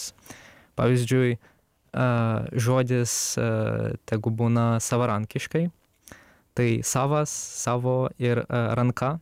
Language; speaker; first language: Lithuanian; non-native, fluent; Ukrainian